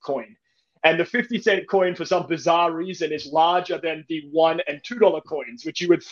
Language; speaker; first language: English; native; English